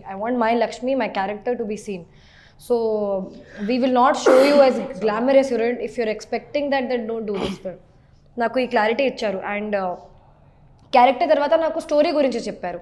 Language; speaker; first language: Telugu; non-native, local second language; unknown